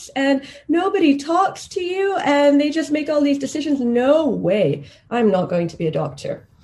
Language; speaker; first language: English; non-native, local second language; Swahili